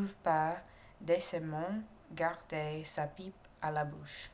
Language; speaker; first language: French; non-native, learner; English